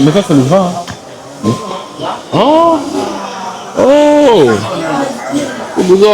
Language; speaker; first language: Chinese; non-native, learner; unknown